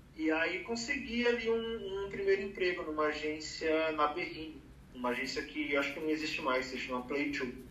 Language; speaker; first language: Portuguese; native; Portuguese